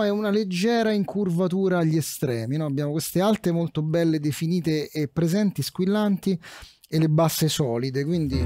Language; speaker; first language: Italian; native; Italian